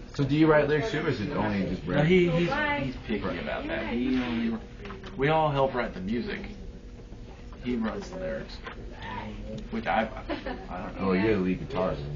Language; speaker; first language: English; native; English